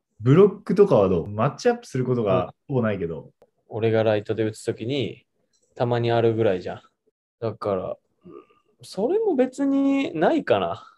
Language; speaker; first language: Japanese; native; Japanese